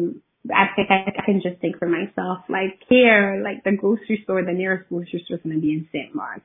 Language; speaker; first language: English; early bilingual, other home language; Haitian Creole